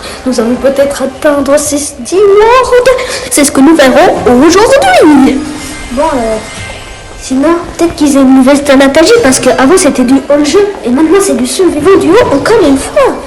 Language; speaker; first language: French; native; French